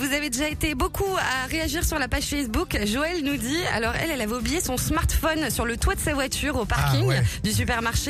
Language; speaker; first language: French; native; French